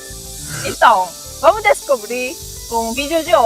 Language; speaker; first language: Portuguese; non-native, fluent; Korean